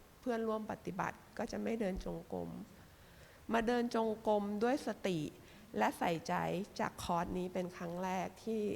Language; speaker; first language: Thai; native; Thai